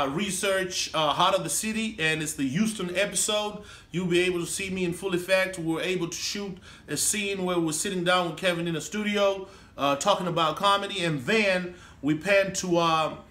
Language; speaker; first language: English; non-native, local second language; Shona